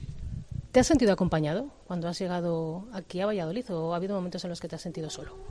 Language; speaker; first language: Spanish; native; Spanish